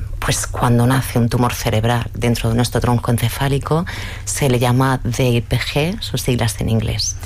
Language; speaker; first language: Spanish; native; Spanish